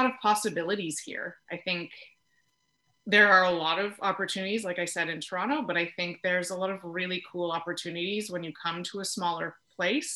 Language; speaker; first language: English; native; English